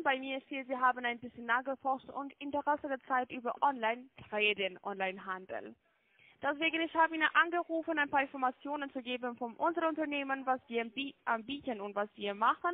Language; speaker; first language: German; non-native, fluent; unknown